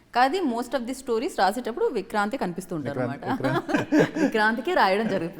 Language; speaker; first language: Telugu; native; Telugu